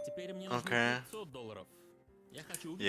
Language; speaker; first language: English; non-native, fluent; German